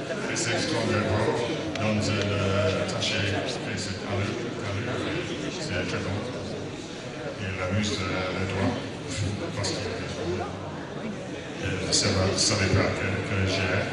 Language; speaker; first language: French; non-native, learner; English